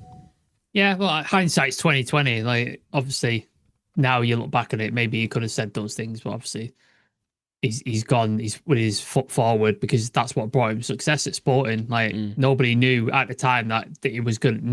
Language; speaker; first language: English; native; English